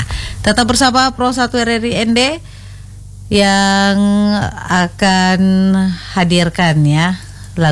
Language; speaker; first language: Indonesian; native; Indonesian